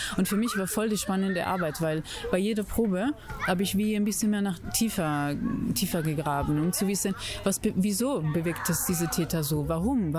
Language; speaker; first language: German; non-native, fluent; Italian